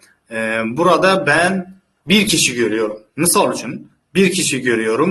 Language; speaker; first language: Turkish; non-native, fluent; Uzbek